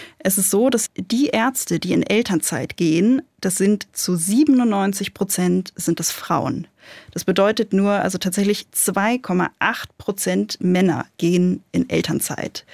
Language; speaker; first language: German; native; German